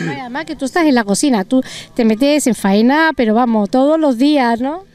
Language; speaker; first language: Spanish; native; Spanish